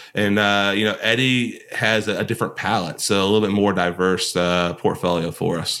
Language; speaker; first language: English; native; English